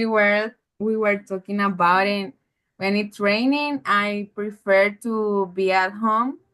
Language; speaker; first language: English; non-native, learner; Spanish